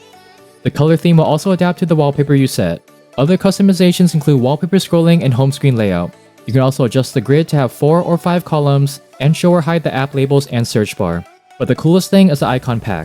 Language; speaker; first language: English; native; English